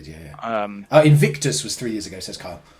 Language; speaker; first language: English; native; English